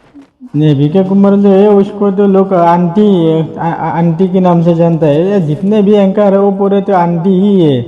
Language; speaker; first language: Hindi; non-native, local second language; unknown